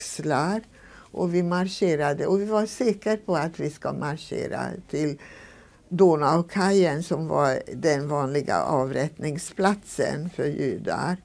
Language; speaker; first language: Swedish; non-native, fluent; Hungarian